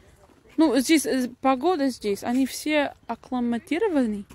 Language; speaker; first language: Russian; non-native, learner; English